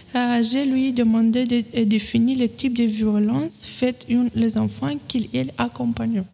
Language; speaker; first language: French; non-native, fluent; Romanian